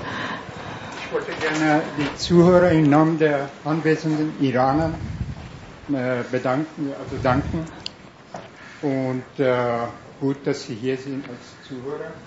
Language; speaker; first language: German; non-native, fluent; Persian